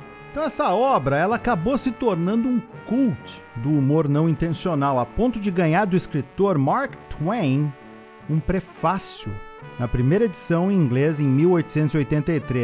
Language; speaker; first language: Portuguese; native; Portuguese